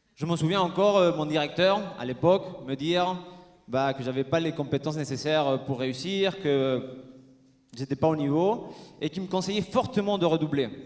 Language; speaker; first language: French; non-native, fluent; Spanish